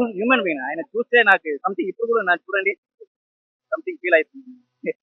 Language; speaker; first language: Telugu; native; Telugu